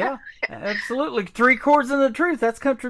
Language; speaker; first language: English; native; English